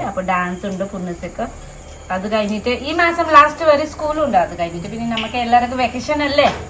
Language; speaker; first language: Malayalam; non-native, fluent; Nepali